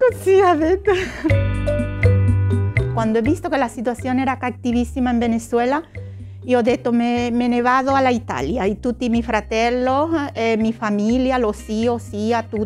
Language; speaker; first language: Italian; non-native, learner; Spanish